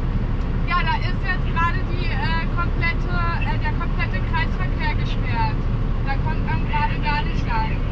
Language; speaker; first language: German; native; German